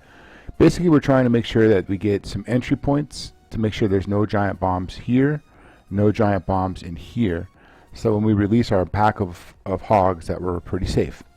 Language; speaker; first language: English; native; English